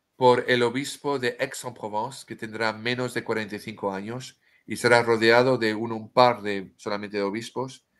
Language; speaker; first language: Spanish; non-native, fluent; French